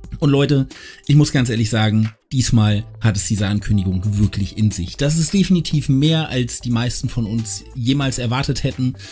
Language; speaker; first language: German; native; German